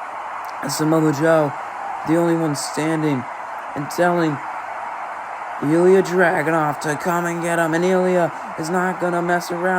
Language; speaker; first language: English; native; English